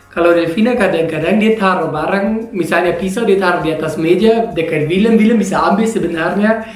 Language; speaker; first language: Indonesian; non-native, fluent; German